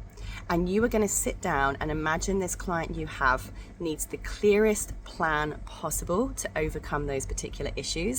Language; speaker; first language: English; native; English